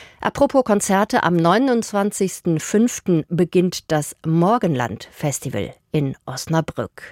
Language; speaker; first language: German; native; German